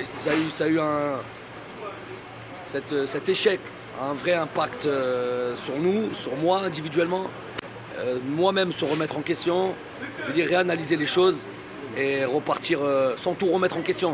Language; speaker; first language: French; native; French